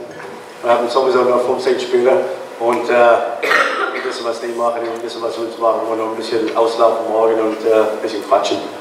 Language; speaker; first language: German; non-native, fluent; English